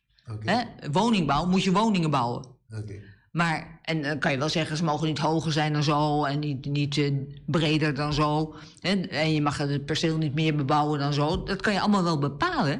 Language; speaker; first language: Dutch; native; Dutch